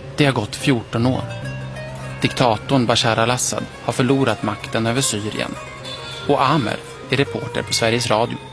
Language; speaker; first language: Swedish; native; Swedish